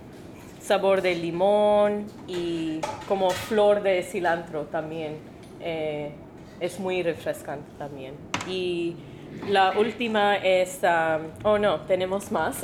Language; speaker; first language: Spanish; non-native, learner; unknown